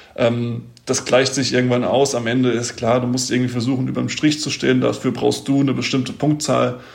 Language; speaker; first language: German; native; German